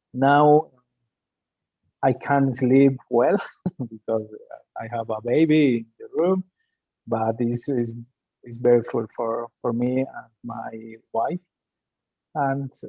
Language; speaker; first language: English; non-native, learner; Spanish